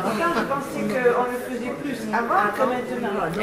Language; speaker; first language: French; native; French